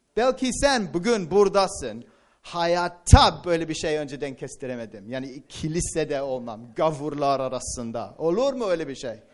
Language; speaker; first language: Turkish; non-native, fluent; English